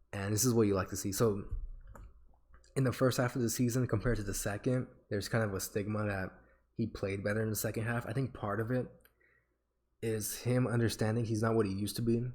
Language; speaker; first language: English; native; English